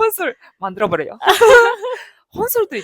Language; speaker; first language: Korean; non-native, fluent; Mongolian